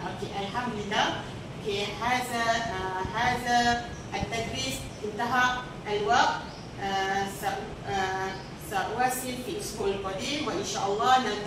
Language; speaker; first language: Arabic; non-native, learner; Malay